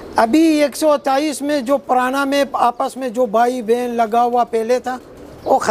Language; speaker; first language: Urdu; non-native, learner; Arabic